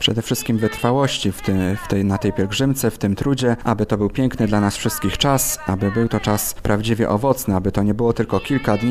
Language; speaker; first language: Polish; native; Polish